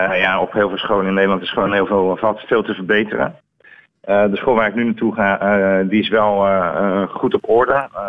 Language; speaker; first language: Dutch; native; Dutch